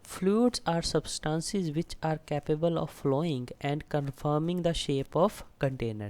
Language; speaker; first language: English; non-native, local second language; Punjabi